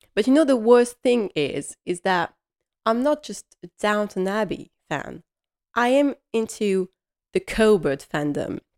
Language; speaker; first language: English; non-native, fluent; French